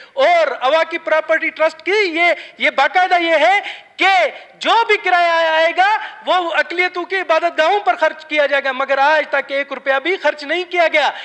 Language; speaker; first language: Urdu; non-native, local second language; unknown